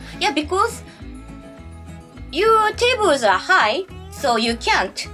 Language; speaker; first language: English; non-native, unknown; Japanese